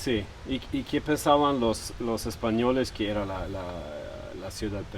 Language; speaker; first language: Spanish; non-native, fluent; Swedish